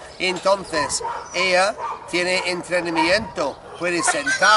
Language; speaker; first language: Spanish; non-native, learner; English